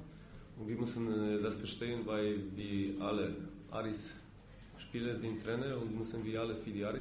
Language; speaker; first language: German; non-native, fluent; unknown